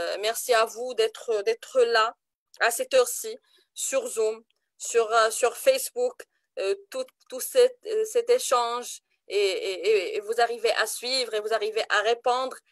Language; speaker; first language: French; non-native, local second language; Arabic